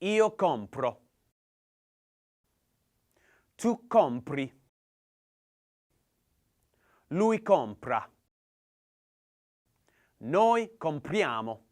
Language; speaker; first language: Italian; non-native, learner; English